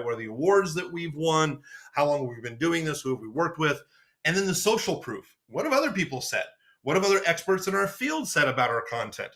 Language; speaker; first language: English; native; English